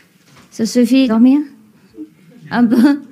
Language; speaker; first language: French; non-native, learner; Vietnamese